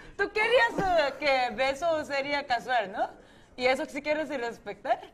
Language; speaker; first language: Spanish; non-native, fluent; Korean